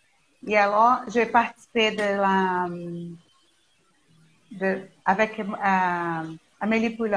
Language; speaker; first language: French; non-native, learner; Portuguese